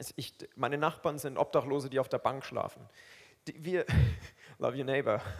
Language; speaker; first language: German; native; German